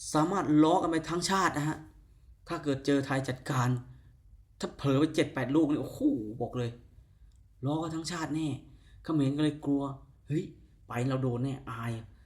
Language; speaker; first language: Thai; native; Thai